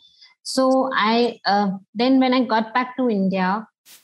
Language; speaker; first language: English; non-native, local second language; Hindi